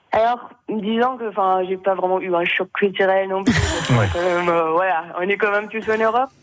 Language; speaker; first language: French; non-native, fluent; German